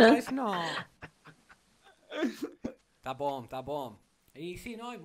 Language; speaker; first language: Portuguese; non-native, learner; Spanish